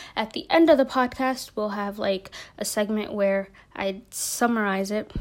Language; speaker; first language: English; native; English